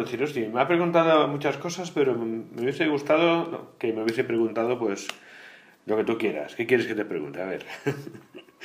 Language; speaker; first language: Spanish; native; Spanish